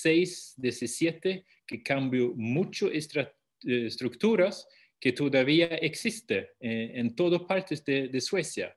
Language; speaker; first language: Spanish; non-native, fluent; Swedish